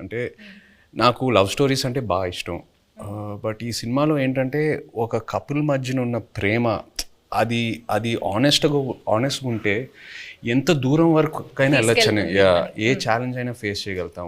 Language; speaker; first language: Telugu; native; Telugu